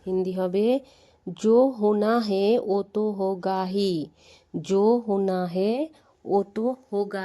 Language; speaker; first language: Hindi; non-native, fluent; Bangla